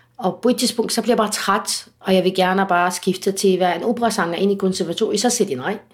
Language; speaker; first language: Danish; non-native, fluent; Arabic